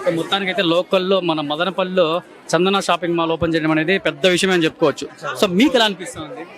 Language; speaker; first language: Telugu; native; Telugu